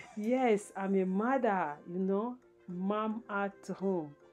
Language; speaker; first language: English; non-native, learner; Lingala